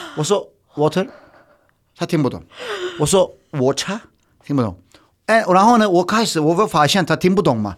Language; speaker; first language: Chinese; non-native, fluent; Turkish